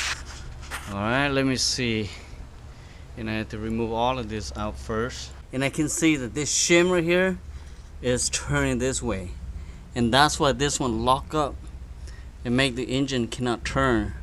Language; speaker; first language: English; non-native, fluent; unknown